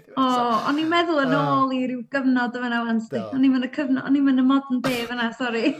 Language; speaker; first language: Welsh; native; Welsh